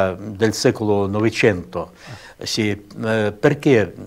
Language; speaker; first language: Italian; non-native, learner; Russian